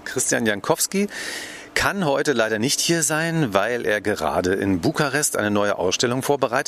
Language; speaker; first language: German; native; German